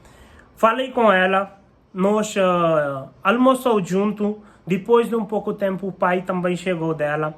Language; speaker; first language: Portuguese; non-native, learner; Hindi